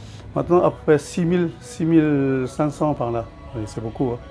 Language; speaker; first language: French; non-native, learner; Tibetan